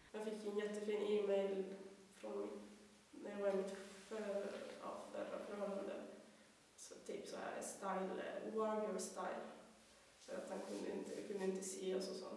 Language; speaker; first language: Swedish; non-native, learner; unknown